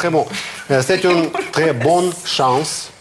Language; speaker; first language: French; non-native, fluent; Russian